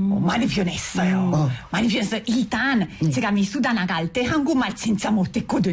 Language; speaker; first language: Korean; non-native, fluent; Italian